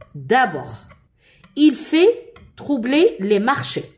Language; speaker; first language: French; non-native, local second language; Arabic